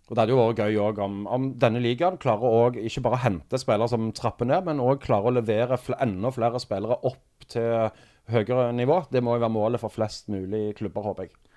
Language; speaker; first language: Norwegian; native; Norwegian